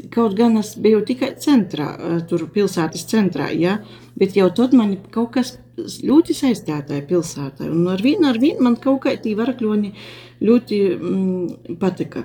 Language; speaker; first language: Latvian; native; Latvian